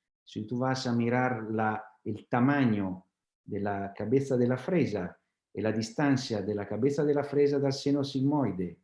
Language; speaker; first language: Spanish; non-native, learner; Italian